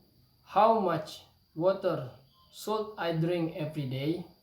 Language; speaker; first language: English; non-native, learner; Indonesian